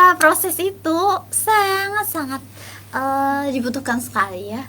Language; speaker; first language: Indonesian; native; Indonesian